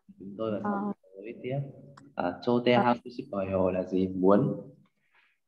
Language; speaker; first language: Vietnamese; native; Vietnamese